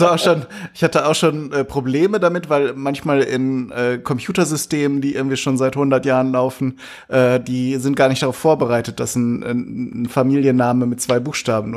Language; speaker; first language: German; native; German